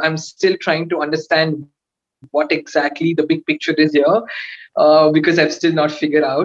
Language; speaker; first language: English; non-native, local second language; Tamil